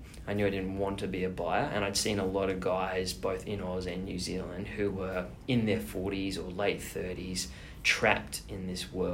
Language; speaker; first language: English; native; English